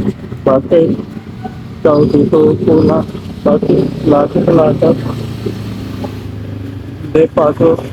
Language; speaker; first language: Filipino; non-native, learner; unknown